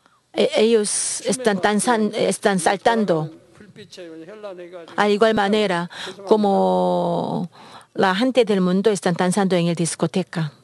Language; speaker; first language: Spanish; non-native, learner; Korean